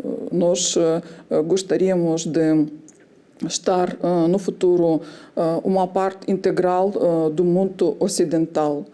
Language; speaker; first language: Portuguese; non-native, fluent; Ukrainian